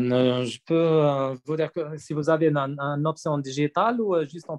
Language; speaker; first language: French; non-native, learner; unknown